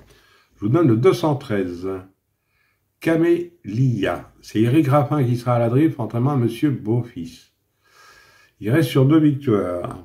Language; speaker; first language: French; native; French